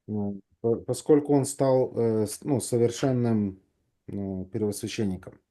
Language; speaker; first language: Russian; native; Russian